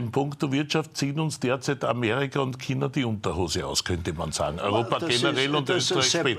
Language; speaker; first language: German; native; German